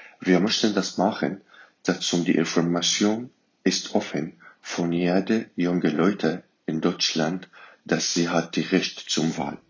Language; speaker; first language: German; non-native, learner; Arabic